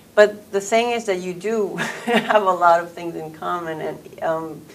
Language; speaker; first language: English; non-native, fluent; Spanish